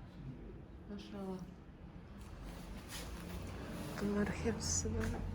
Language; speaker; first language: Turkish; non-native, learner; Kazakh